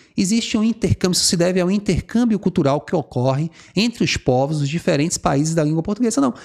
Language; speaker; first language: Portuguese; native; Portuguese